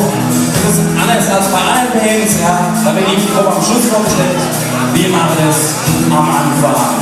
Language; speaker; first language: German; native; German